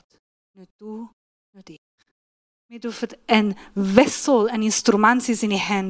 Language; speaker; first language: German; non-native, fluent; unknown